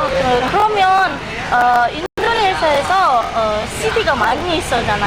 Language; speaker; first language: Korean; non-native, learner; Indonesian